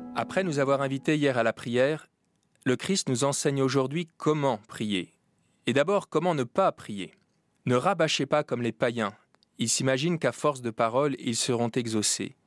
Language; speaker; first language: French; native; French